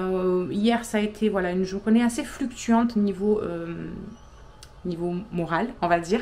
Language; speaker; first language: French; native; French